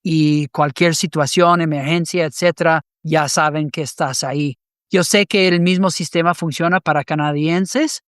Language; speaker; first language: Spanish; non-native, fluent; English